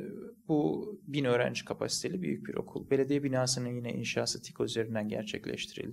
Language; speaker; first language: Turkish; native; Turkish